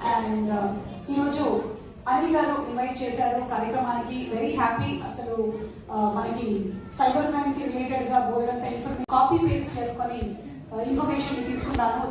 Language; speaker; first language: Telugu; non-native, local second language; Malayalam